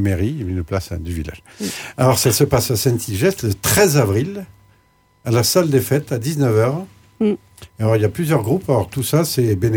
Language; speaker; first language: French; native; French